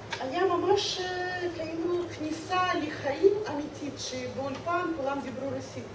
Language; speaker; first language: Hebrew; non-native, fluent; Russian